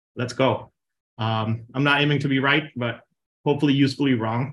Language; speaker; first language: English; non-native, local second language; Punjabi